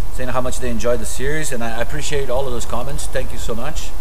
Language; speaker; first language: English; non-native, fluent; Portuguese